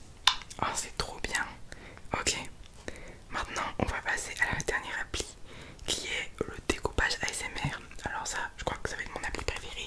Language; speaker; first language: French; native; French